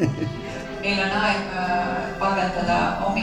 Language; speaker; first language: Finnish; non-native, learner; Estonian